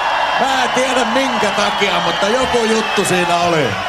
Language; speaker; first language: Finnish; native; Finnish